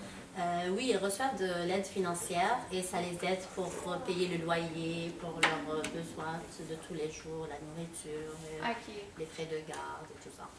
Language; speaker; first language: French; non-native, local second language; Arabic